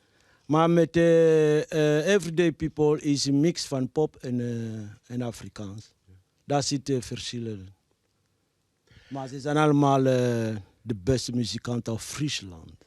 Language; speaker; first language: Dutch; non-native, fluent; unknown